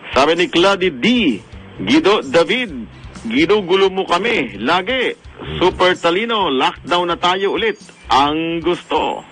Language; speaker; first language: Filipino; non-native, local second language; Hiligaynon